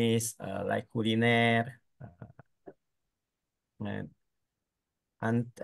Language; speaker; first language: English; non-native, learner; Indonesian